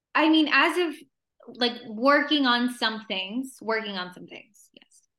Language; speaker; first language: English; early bilingual, other home language; Spanish